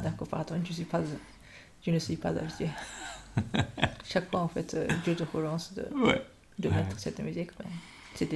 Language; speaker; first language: French; non-native, fluent; Japanese